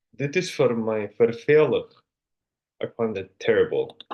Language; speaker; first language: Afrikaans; non-native, learner; Finnish